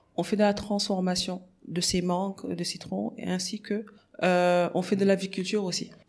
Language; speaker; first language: French; non-native, local second language; Wolof